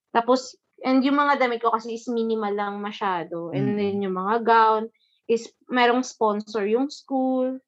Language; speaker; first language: Filipino; non-native, local second language; Hiligaynon